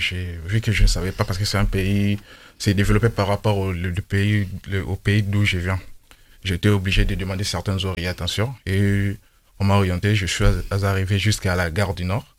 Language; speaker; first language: French; non-native, local second language; Lingala